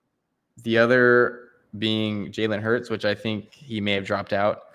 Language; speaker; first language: English; native; English